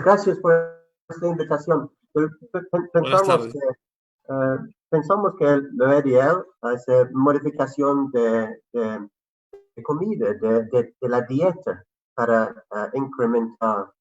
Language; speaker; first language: Spanish; non-native, fluent; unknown